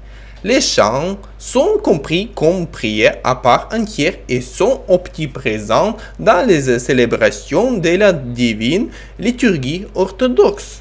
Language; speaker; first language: French; non-native, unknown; Ukrainian